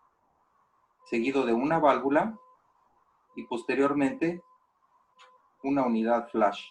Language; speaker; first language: Spanish; native; Spanish